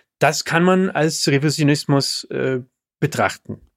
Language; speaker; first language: German; non-native, fluent; English